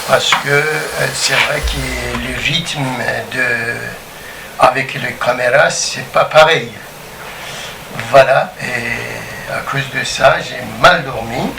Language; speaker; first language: French; non-native, learner; Turkish